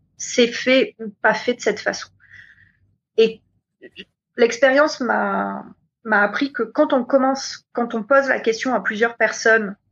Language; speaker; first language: French; native; French